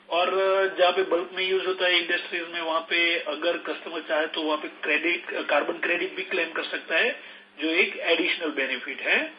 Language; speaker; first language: Hindi; non-native, local second language; Gujarati